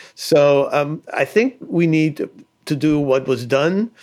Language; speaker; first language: English; early bilingual, other home language; Spanish